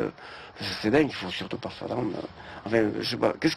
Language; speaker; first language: French; native; French